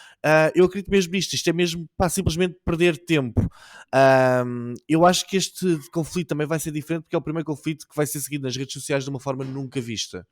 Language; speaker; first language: Portuguese; native; Portuguese